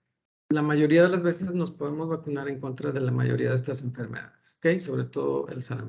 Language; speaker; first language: Spanish; native; Spanish